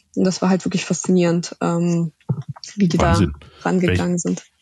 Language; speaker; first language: German; early bilingual, other home language; Russian